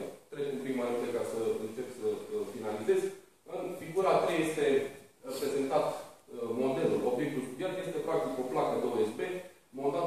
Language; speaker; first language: Romanian; native; Romanian